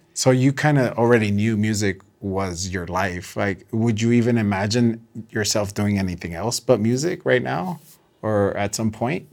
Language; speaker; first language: English; early bilingual, other home language; Spanish